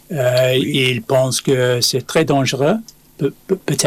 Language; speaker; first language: French; non-native, fluent; English